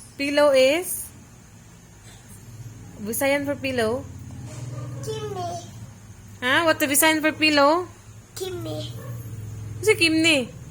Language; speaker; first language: English; non-native, local second language; Cebuano